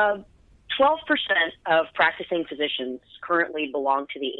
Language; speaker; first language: English; native; English